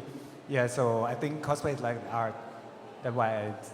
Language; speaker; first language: English; non-native, learner; Thai